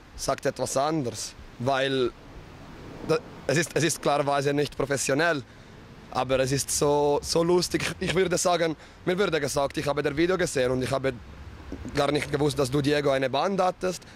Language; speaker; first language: German; non-native, local second language; Italian